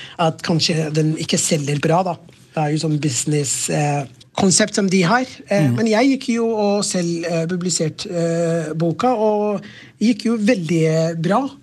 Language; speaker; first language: Norwegian; non-native, fluent; Somali